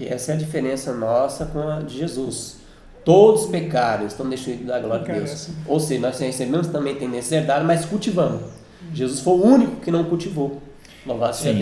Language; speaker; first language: Portuguese; native; Portuguese